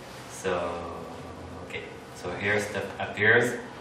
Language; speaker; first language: English; non-native, fluent; French